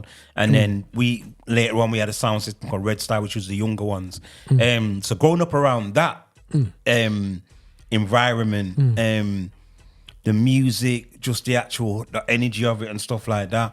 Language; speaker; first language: English; native; English